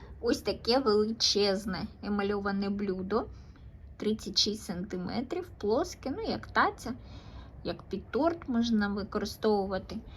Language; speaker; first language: Ukrainian; non-native, local second language; Russian